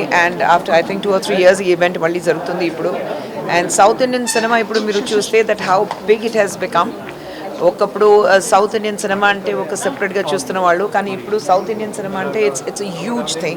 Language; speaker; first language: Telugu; non-native, learner; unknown